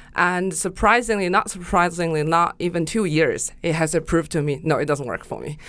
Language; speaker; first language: English; non-native, fluent; Chinese